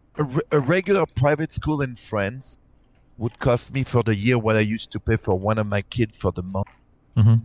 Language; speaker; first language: English; non-native, fluent; French